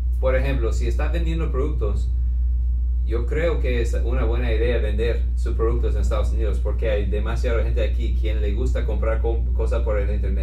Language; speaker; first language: Spanish; non-native, fluent; English